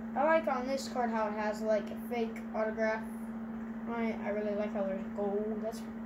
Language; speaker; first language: English; native; English